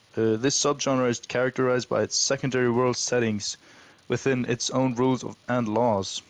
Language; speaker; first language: English; non-native, fluent; Icelandic